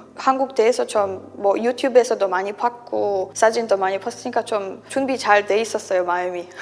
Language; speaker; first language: Korean; non-native, fluent; Polish